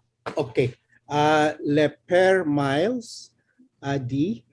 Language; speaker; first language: French; non-native, learner; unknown